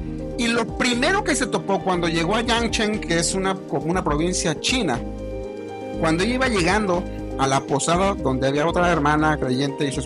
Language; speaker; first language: Spanish; native; Spanish